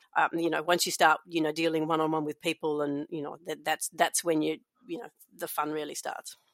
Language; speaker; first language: English; native; English